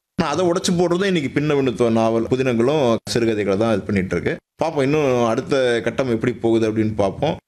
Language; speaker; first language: Tamil; native; Tamil